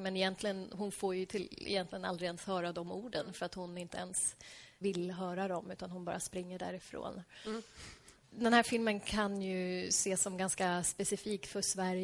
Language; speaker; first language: Swedish; native; Swedish